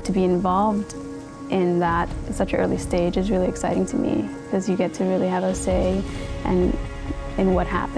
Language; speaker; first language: English; native; English